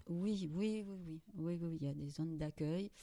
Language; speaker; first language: French; native; French